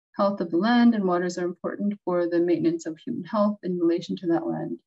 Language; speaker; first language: English; native; English